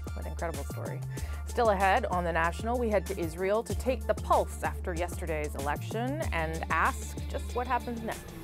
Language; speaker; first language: English; native; English